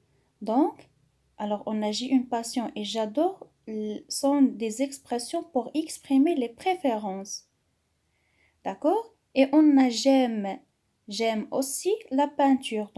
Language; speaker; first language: French; non-native, local second language; Arabic